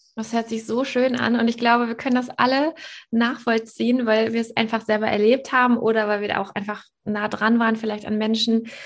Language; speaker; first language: German; native; German